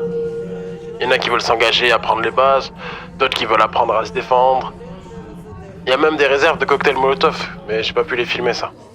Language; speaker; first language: French; native; French